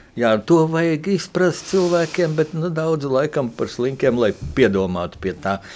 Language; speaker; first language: Latvian; native; Latvian